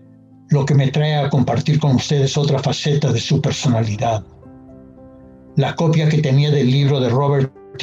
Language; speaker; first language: Spanish; native; Spanish